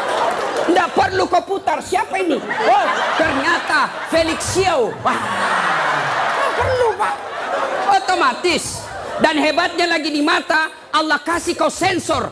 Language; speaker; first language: Indonesian; native; Indonesian